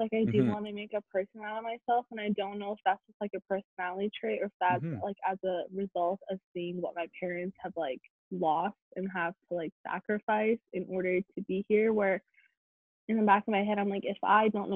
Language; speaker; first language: English; native; English